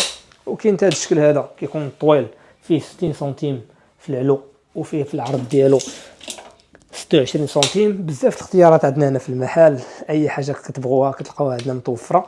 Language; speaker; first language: Arabic; native; Arabic